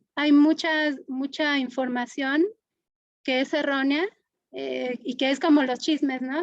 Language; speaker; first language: Spanish; native; Spanish